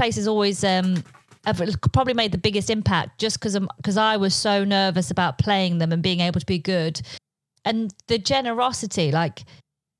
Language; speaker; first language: English; non-native, local second language; Polish